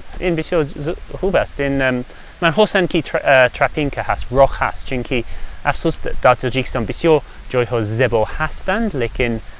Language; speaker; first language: Persian; non-native, learner; English